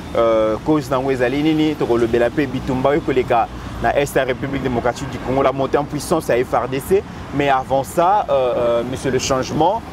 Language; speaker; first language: French; non-native, local second language; Lingala